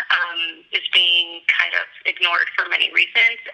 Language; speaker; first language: English; native; English